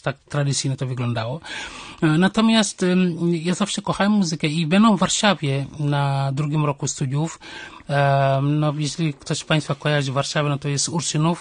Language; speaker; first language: Polish; non-native, fluent; Wolof